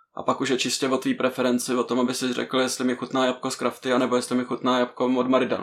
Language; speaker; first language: Czech; native; Czech